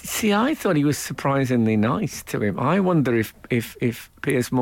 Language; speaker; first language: English; native; English